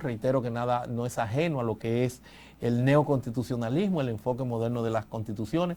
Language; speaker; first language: Spanish; native; Spanish